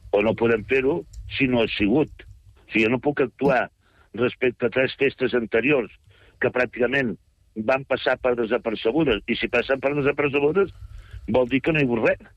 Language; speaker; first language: Catalan; native; Catalan